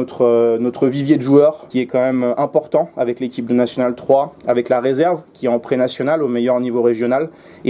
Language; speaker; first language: French; native; French